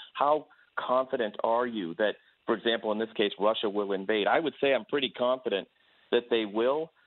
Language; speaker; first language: English; native; English